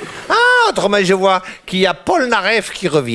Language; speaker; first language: French; native; French